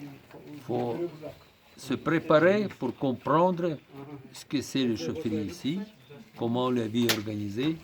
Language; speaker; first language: French; non-native, fluent; Russian